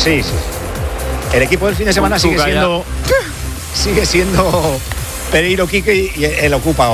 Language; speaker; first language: Spanish; native; Spanish